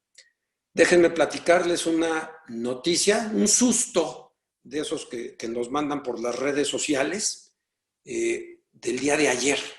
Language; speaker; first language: Spanish; native; Spanish